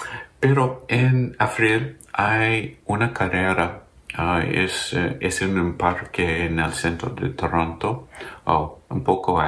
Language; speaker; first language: Spanish; non-native, learner; English